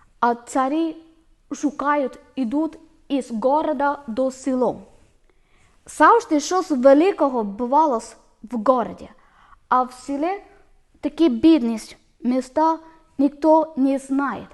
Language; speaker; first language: Ukrainian; non-native, learner; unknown